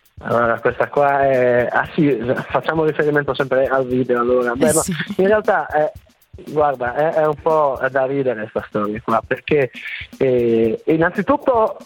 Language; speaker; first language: Italian; native; Italian